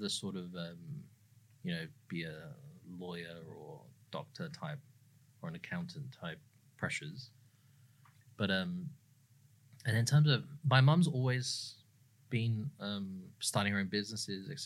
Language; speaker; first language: English; native; English